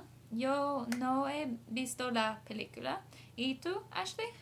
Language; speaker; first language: Spanish; non-native, learner; English